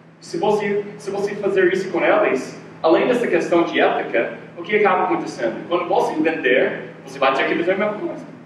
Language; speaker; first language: Portuguese; non-native, fluent; English